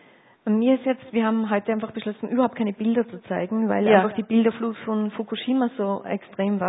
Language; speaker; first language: German; native; German